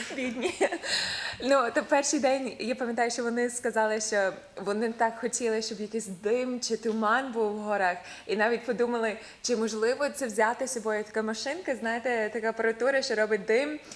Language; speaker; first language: Ukrainian; non-native, fluent; English